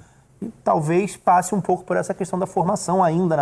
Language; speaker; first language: Portuguese; native; Portuguese